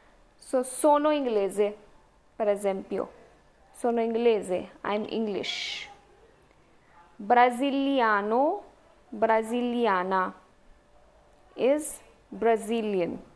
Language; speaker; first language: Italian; non-native, fluent; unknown